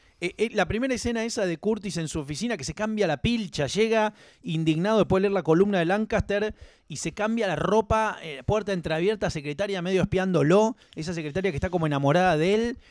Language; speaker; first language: Spanish; native; Spanish